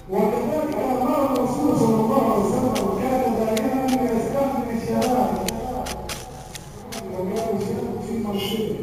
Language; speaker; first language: Arabic; native; Arabic